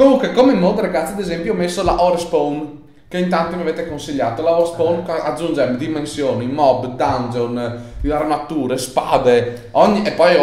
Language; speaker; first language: Italian; native; Italian